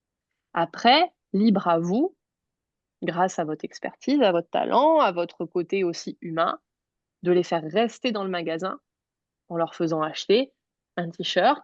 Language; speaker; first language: French; native; French